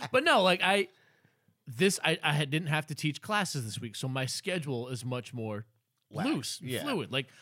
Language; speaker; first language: English; native; English